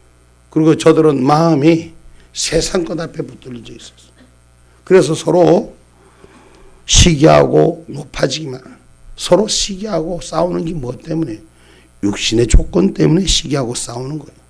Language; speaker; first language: Korean; native; Korean